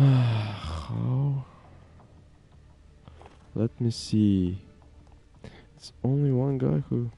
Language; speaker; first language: English; non-native, learner; Ukrainian